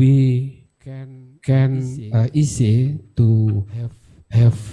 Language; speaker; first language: English; non-native, learner; Indonesian